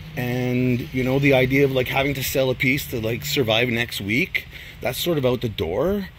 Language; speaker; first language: English; native; English